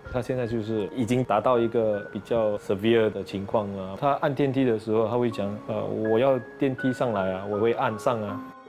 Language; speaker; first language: Chinese; non-native, local second language; English